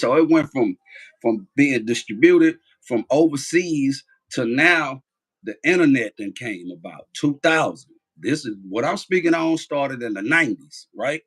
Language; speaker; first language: English; native; English